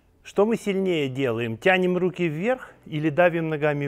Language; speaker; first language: Russian; native; Russian